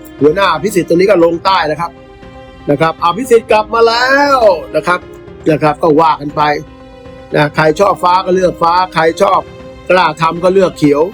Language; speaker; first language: Thai; native; Thai